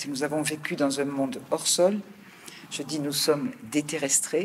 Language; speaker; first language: French; native; French